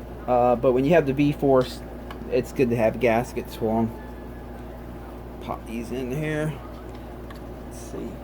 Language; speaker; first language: English; native; English